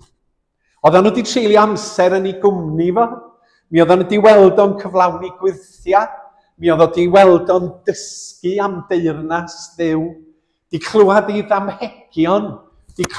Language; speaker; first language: Welsh; native; Welsh